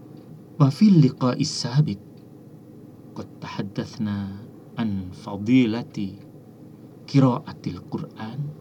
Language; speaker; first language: Arabic; non-native, fluent; Indonesian